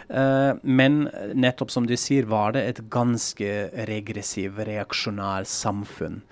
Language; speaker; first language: Norwegian; non-native, fluent; German